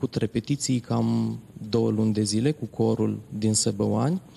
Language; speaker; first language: Romanian; native; Romanian